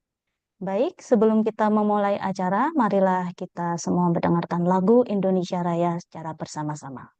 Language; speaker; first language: Indonesian; native; Indonesian